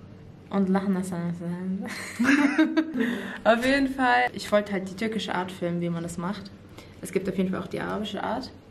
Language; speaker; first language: German; early bilingual, other home language; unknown